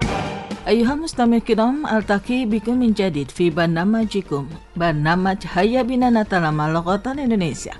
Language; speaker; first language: Arabic; non-native, fluent; Indonesian